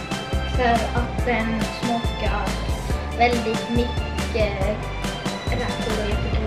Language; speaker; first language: Swedish; early bilingual, heritage; Swedish